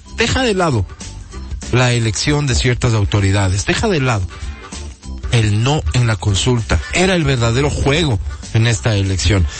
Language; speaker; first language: Spanish; native; Spanish